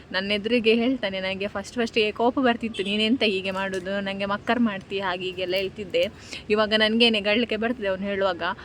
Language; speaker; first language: Kannada; non-native, local second language; Tulu